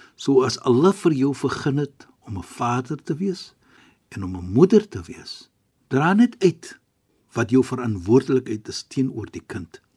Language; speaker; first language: Afrikaans; non-native, fluent; Arabic